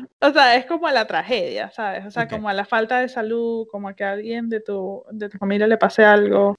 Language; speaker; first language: Spanish; native; Spanish